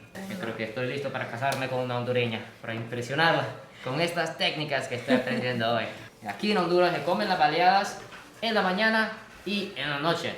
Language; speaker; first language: Spanish; non-native, fluent; Japanese